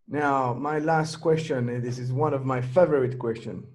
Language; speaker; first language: English; non-native, fluent; French